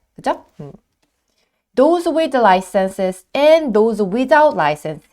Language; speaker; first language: English; non-native, fluent; Korean